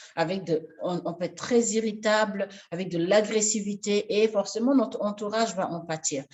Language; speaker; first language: French; non-native, local second language; Wolof